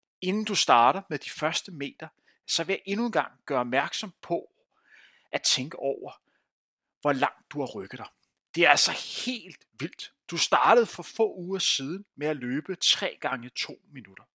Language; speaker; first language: Danish; native; Danish